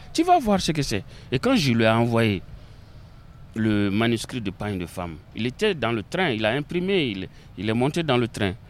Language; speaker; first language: French; non-native, local second language; Bambara